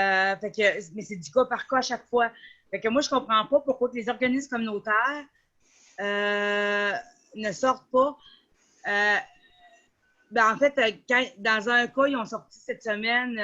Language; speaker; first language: French; native; French